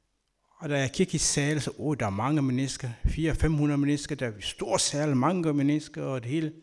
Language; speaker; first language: Danish; non-native, learner; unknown